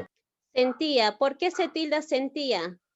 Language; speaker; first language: Spanish; native; Spanish